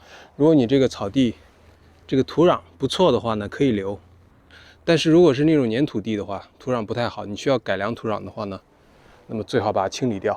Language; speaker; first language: Chinese; native; Chinese